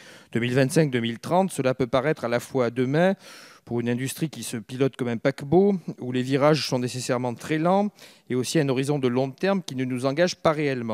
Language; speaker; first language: French; native; French